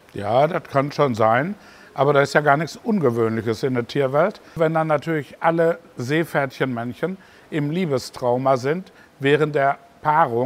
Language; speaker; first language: German; native; German